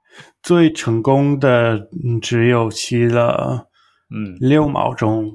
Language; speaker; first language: Chinese; non-native, learner; English